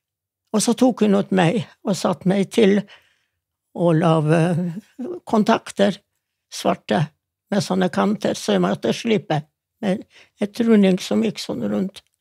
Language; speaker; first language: Norwegian; non-native, fluent; Yiddish